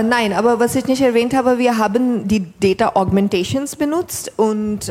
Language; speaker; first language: German; non-native, fluent; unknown